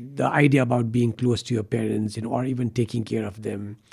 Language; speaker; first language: English; non-native, local second language; Nepali